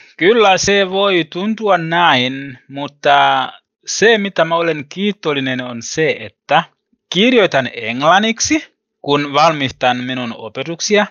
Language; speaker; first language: Finnish; non-native, learner; Swahili